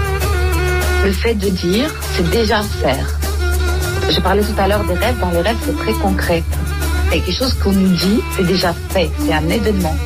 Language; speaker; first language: French; non-native, fluent; Greek